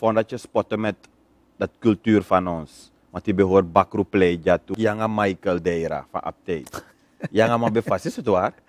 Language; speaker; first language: Dutch; native; Dutch